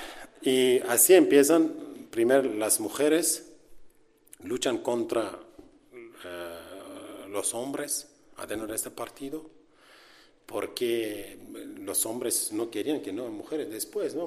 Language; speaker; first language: Spanish; non-native, learner; Kurdish